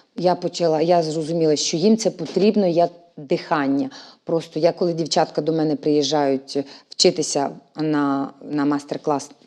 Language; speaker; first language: Ukrainian; native; Ukrainian